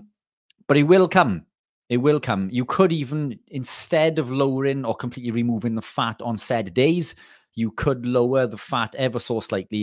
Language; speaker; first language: English; native; English